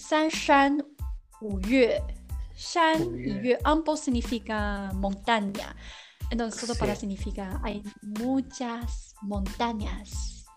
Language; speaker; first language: Spanish; non-native, learner; Chinese